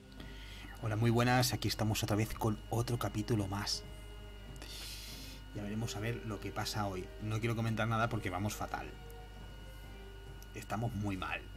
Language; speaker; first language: Spanish; native; Spanish